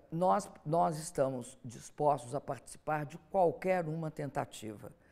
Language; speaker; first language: Portuguese; native; Portuguese